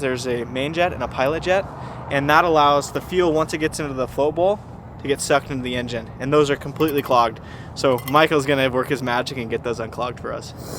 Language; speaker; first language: English; native; English